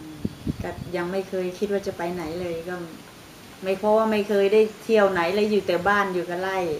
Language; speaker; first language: Thai; native; Thai